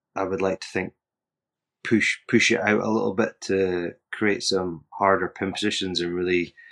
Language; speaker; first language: English; native; English